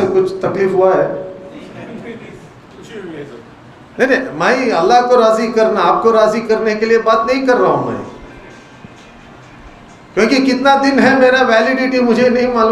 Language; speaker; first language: Hindi; non-native, local second language; Urdu